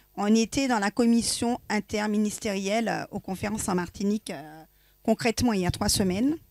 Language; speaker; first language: French; native; French